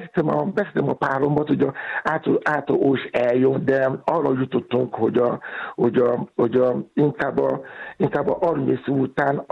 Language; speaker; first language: Hungarian; non-native, learner; Yoruba